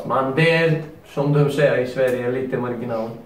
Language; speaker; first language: Swedish; non-native, learner; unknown